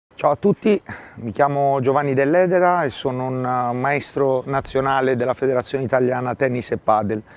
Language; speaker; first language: Italian; native; Italian